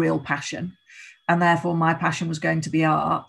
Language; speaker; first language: English; native; English